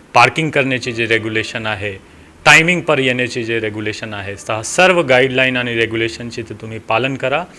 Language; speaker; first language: Marathi; non-native, local second language; Hindi